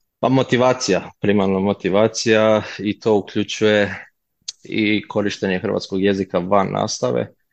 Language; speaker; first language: Croatian; early bilingual, heritage; Croatian